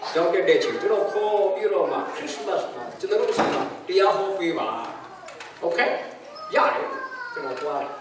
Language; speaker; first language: Burmese; non-native, local second language; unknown